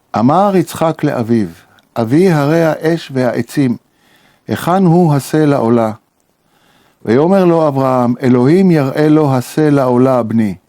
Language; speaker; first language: Hebrew; native; Hebrew